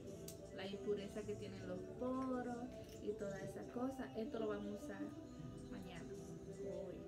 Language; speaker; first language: Spanish; early bilingual, heritage; Spanish